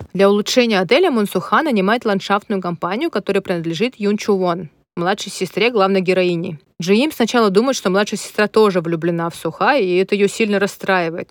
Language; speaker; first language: Russian; native; Russian